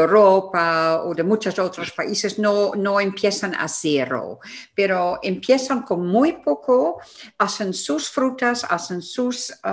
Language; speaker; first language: Spanish; non-native, fluent; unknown